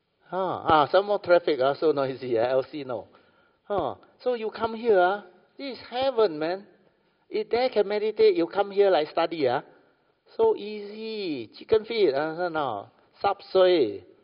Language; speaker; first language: English; non-native, local second language; Min Nan Chinese